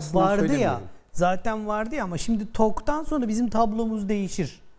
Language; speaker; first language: Turkish; native; Turkish